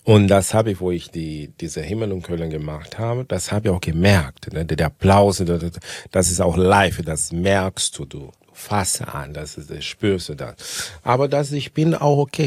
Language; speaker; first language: German; non-native, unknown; Portuguese